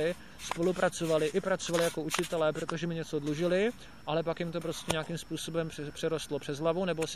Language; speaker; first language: Czech; native; Czech